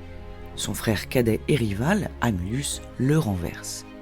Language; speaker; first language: French; native; French